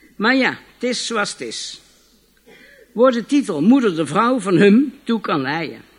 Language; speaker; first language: Dutch; native; Dutch